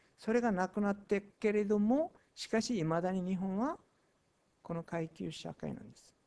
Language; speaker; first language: Japanese; non-native, fluent; Korean